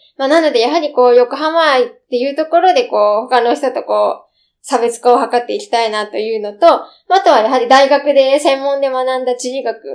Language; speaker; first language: Japanese; native; Japanese